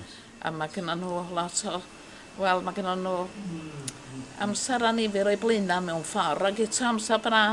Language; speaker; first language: Welsh; native; Welsh